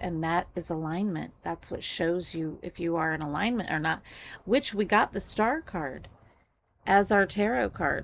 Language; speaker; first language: English; native; English